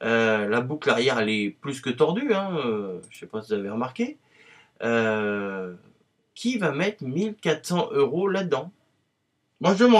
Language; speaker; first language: French; native; French